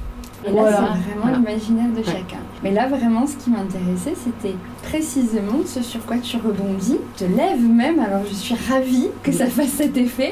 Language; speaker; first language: French; native; French